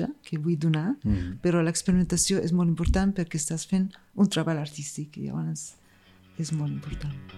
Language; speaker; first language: Catalan; non-native, fluent; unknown